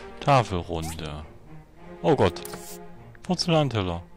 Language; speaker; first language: German; native; German